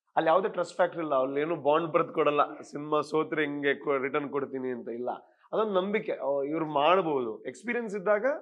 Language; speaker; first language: Kannada; non-native, local second language; Tulu